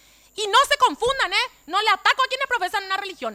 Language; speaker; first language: Spanish; native; Spanish